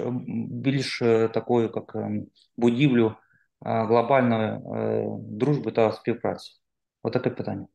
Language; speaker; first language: Ukrainian; non-native, local second language; Russian